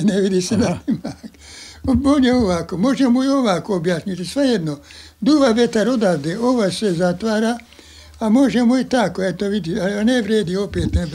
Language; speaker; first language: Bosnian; non-native, local second language; Hungarian